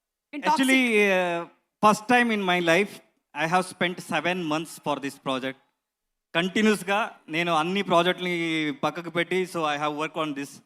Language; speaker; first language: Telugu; non-native, learner; Kannada